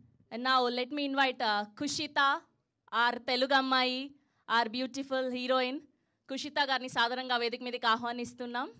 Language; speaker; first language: Telugu; native; Telugu